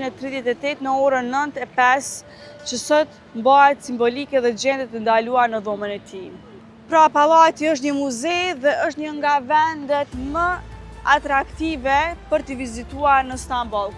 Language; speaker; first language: Albanian; native; Albanian